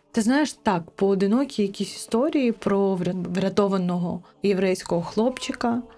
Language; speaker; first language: Ukrainian; non-native, local second language; Crimean Tatar